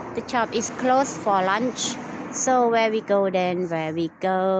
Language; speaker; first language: English; non-native, learner; Thai